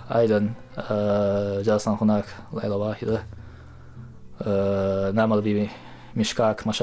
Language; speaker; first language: Arabic; non-native, fluent; Japanese